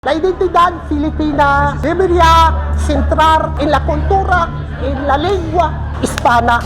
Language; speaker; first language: Spanish; non-native, fluent; Filipino